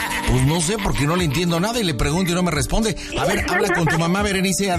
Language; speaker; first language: Spanish; native; Spanish